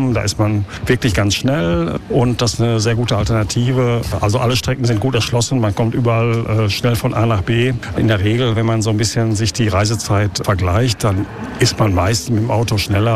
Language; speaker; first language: German; native; German